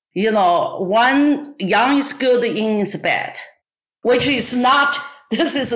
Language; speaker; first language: English; non-native, fluent; Chinese